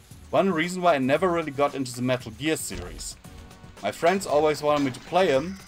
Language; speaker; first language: English; non-native, fluent; German